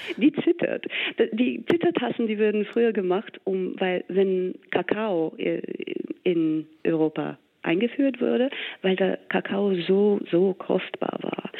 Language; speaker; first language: German; non-native, fluent; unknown